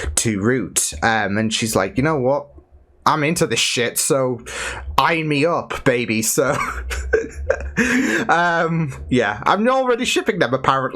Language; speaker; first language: English; native; English